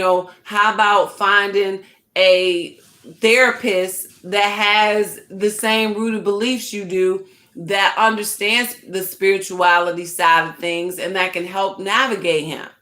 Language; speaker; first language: English; native; English